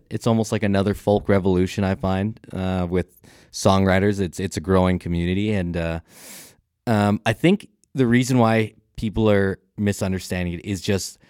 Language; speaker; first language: English; native; English